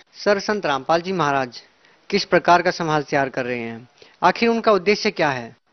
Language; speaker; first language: Hindi; native; Hindi